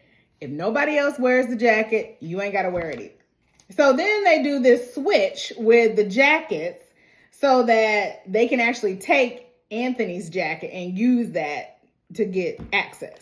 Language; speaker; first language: English; native; English